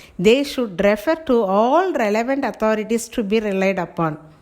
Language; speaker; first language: English; non-native, local second language; Tamil